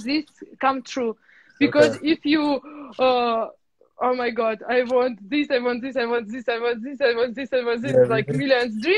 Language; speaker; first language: English; non-native, learner; Russian